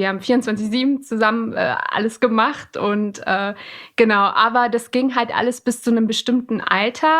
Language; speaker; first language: German; early bilingual, other home language; Persian